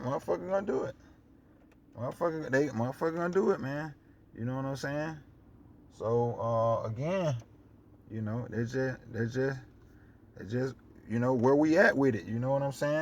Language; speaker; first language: English; native; English